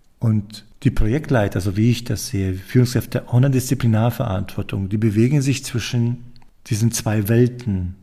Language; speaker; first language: German; non-native, fluent; Polish